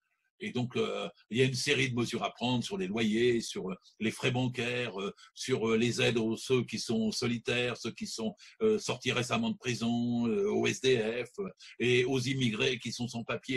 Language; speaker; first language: French; native; French